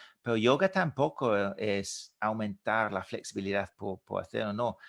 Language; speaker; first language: Spanish; non-native, fluent; English